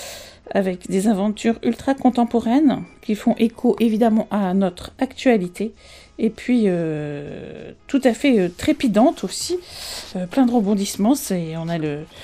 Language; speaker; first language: French; native; French